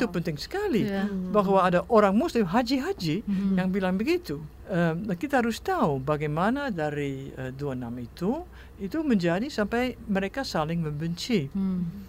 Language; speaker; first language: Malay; non-native, fluent; Dutch